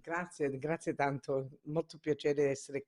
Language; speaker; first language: Italian; early bilingual, heritage; Italian